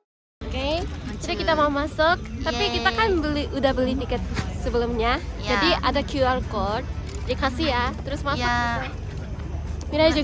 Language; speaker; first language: Indonesian; non-native, fluent; Japanese